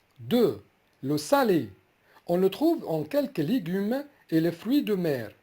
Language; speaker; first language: French; non-native, fluent; Arabic